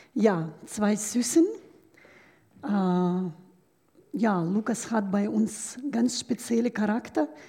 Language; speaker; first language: German; non-native, fluent; Russian